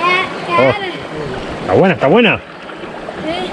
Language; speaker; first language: Spanish; native; Spanish